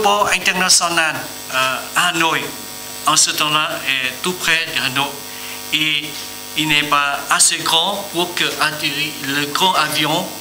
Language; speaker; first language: French; non-native, learner; Vietnamese